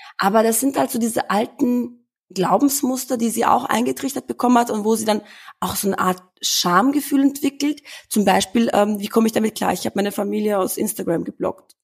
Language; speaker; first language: German; early bilingual, other home language; Albanian